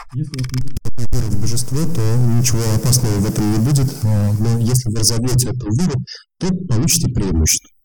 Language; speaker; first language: Russian; native; Russian